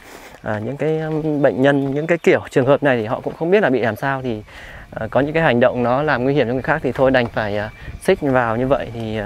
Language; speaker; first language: Vietnamese; native; Vietnamese